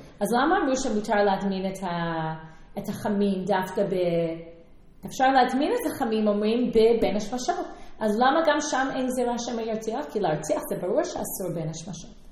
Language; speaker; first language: Hebrew; non-native, fluent; English